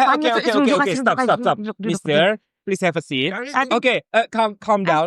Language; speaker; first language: English; non-native, fluent; Indonesian